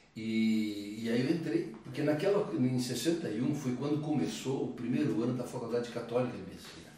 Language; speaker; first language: Portuguese; early bilingual, other home language; Italian